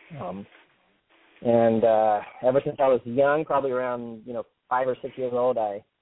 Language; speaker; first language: English; native; English